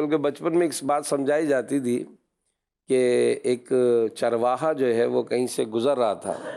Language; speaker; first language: Urdu; native; Urdu